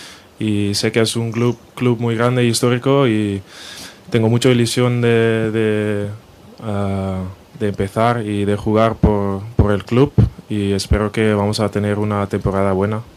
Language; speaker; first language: Spanish; non-native, fluent; Dutch